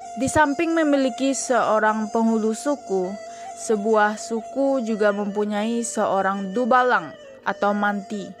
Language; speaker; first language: Indonesian; native; Indonesian